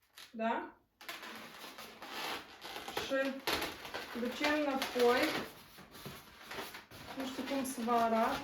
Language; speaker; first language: Romanian; non-native, local second language; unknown